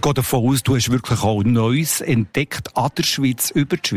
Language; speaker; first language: German; native; German